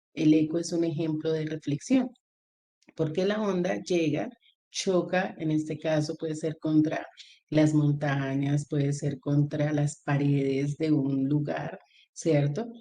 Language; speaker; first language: Spanish; native; Spanish